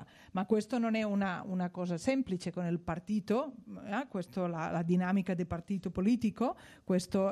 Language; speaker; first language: Italian; non-native, fluent; Spanish